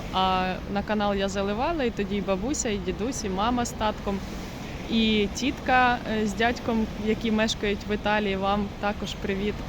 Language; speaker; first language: Ukrainian; non-native, local second language; Russian